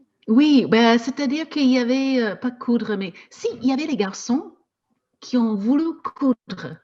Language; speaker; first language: French; non-native, fluent; English